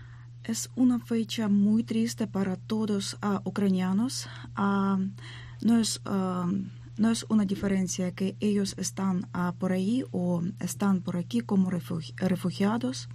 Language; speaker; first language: Spanish; non-native, learner; Ukrainian